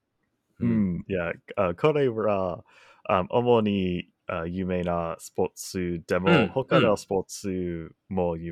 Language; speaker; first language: Japanese; non-native, learner; English